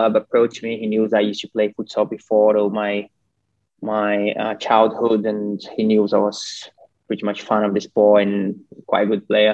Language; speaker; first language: English; non-native, fluent; Portuguese